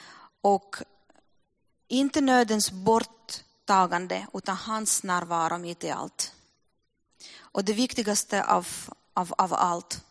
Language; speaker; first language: Swedish; non-native, fluent; Russian